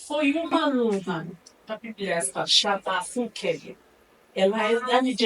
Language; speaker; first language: Portuguese; non-native, learner; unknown